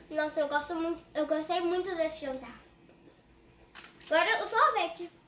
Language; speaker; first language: Portuguese; early bilingual, heritage; Portuguese